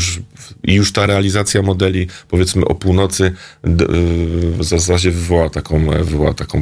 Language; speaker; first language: Polish; native; Polish